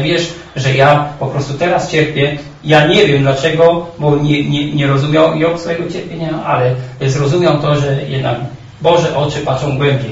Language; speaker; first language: Polish; native; Polish